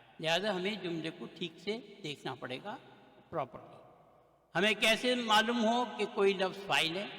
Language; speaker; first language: Urdu; native; Urdu